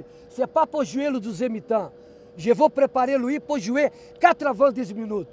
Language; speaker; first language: French; non-native, fluent; Portuguese